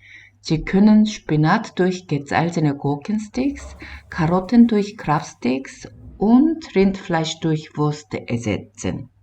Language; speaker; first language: German; non-native, fluent; Korean